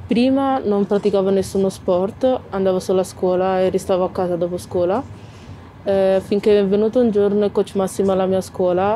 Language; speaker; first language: Italian; early bilingual, other home language; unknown